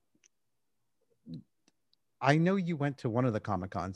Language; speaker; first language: English; native; English